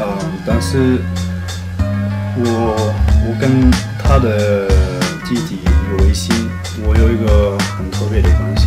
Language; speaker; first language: Chinese; non-native, fluent; French